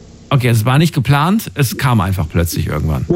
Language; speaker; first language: German; native; German